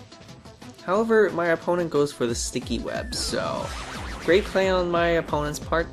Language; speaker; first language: English; native; English